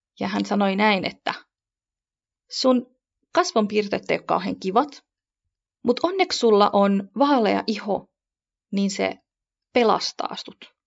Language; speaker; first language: Finnish; early bilingual, other home language; Kurdish